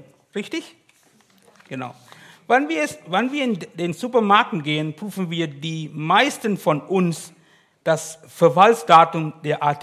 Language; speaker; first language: German; non-native, learner; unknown